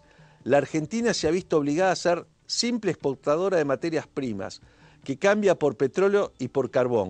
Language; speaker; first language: Spanish; native; Spanish